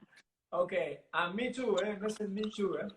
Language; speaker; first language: English; non-native, learner; Italian